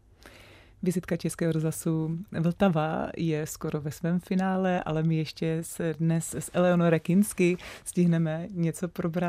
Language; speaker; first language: Czech; native; Czech